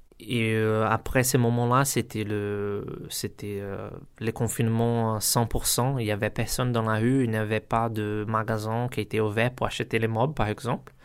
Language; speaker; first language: French; non-native, learner; Portuguese